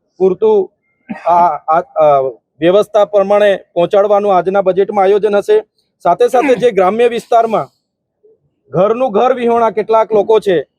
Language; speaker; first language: Gujarati; non-native, local second language; Vasavi